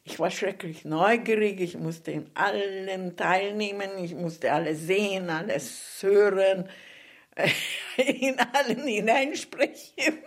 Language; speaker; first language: German; non-native, fluent; Hungarian